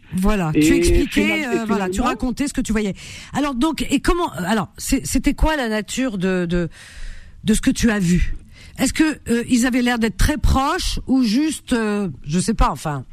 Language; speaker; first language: French; non-native, local second language; Arabic